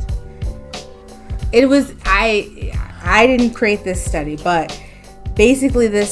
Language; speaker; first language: English; native; English